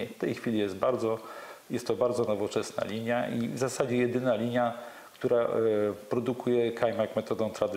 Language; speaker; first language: Polish; native; Polish